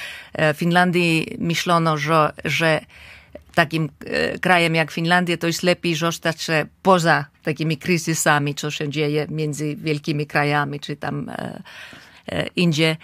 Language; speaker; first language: Polish; non-native, fluent; Finnish